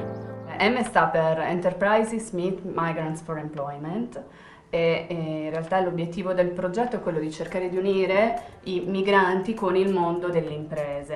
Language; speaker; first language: Italian; native; Italian